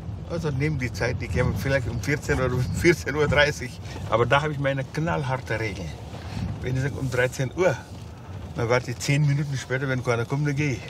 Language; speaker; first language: German; non-native, fluent; Wolof